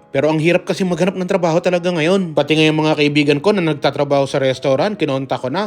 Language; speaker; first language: Filipino; native; Filipino